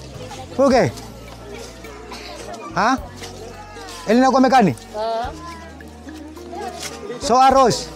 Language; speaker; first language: Portuguese; non-native, learner; Vietnamese